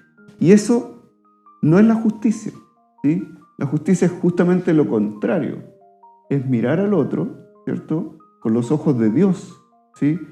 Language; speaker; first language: Spanish; native; Spanish